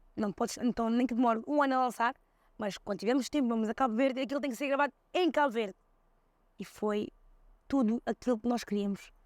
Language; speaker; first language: Portuguese; early bilingual, other home language; Kabuverdianu